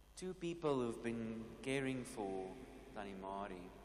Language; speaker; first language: English; non-native, local second language; Afrikaans